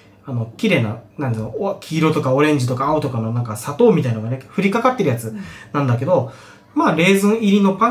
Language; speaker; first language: Japanese; native; Japanese